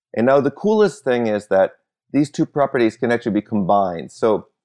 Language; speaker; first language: English; early bilingual, other home language; German